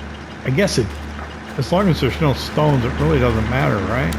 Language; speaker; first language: English; native; English